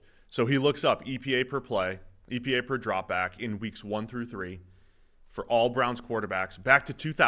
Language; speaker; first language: English; native; English